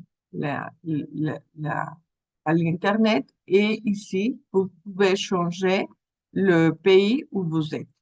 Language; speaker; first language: French; non-native, fluent; Spanish